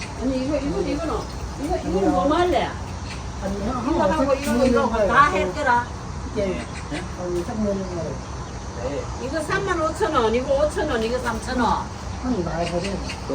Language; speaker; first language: Korean; non-native, learner; Thai